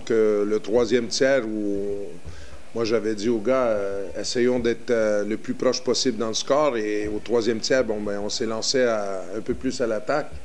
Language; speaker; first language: French; native; French